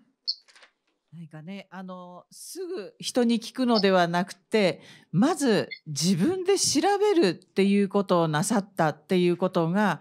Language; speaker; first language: Japanese; native; Japanese